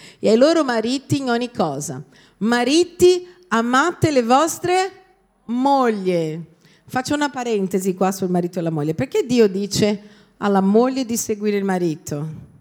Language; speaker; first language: Italian; non-native, fluent; Portuguese